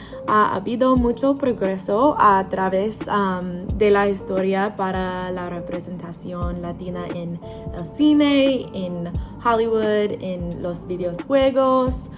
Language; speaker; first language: Spanish; non-native, learner; English